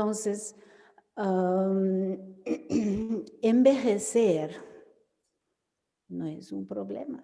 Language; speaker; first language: Spanish; non-native, fluent; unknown